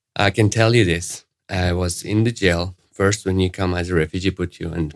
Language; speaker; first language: English; non-native, fluent; Arabic